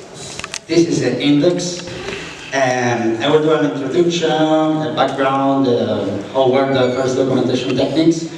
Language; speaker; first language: English; non-native, fluent; Spanish